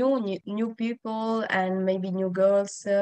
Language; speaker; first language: English; non-native, learner; Italian